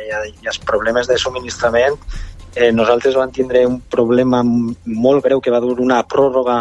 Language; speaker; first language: Catalan; native; Catalan